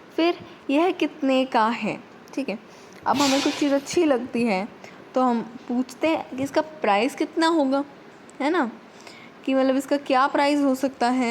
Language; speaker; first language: Hindi; native; Hindi